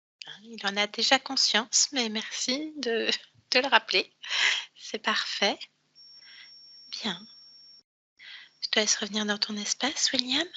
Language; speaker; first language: French; native; French